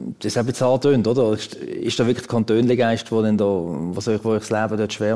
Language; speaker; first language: German; native; German